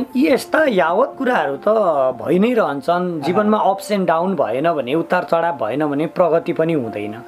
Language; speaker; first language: Nepali; native; Nepali